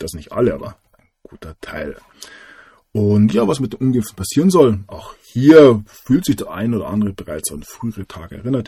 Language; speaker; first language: German; native; German